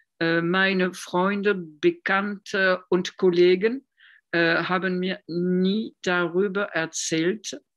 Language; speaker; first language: German; non-native, fluent; French